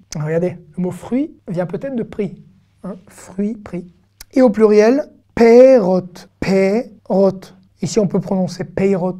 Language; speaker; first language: French; native; French